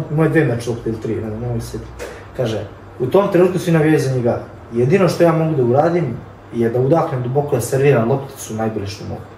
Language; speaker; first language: Serbian; early bilingual, heritage; Serbian